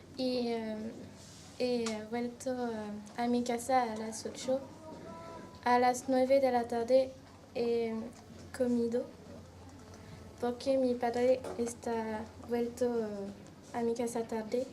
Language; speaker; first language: Spanish; non-native, learner; French